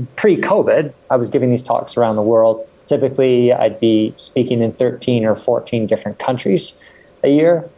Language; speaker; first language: English; native; English